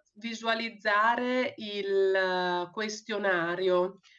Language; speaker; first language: Italian; native; Italian